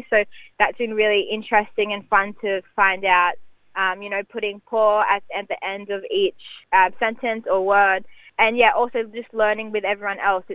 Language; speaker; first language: English; native; English